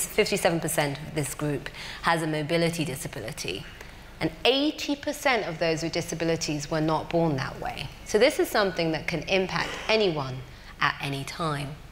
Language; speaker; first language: English; native; English